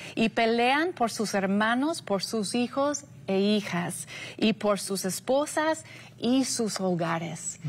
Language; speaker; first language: Spanish; non-native, fluent; English